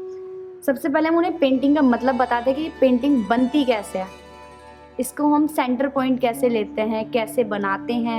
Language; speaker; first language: Hindi; native; Hindi